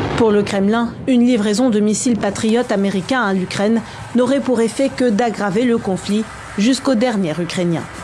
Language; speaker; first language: French; native; French